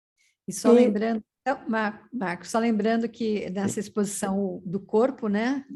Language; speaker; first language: Portuguese; native; Portuguese